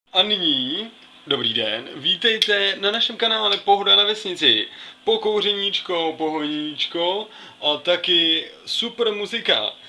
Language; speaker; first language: Czech; native; Czech